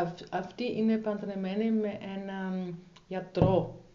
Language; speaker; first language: Greek; non-native, learner; German